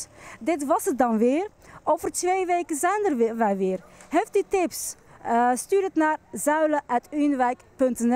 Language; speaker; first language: Dutch; native; Dutch